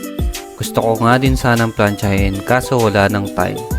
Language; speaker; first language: Filipino; native; Filipino